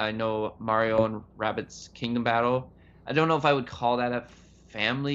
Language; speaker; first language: English; native; English